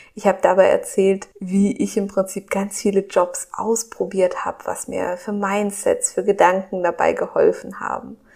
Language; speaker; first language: German; early bilingual, other home language; Russian